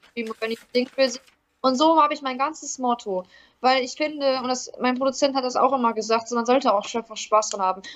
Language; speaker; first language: German; native; German